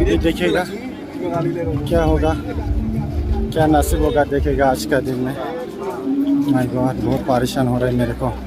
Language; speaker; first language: Hindi; non-native, local second language; Bodo